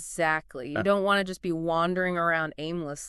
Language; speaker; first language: English; native; English